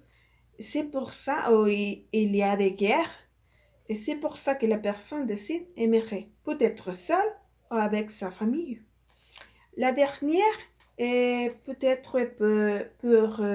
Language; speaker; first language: French; non-native, learner; Spanish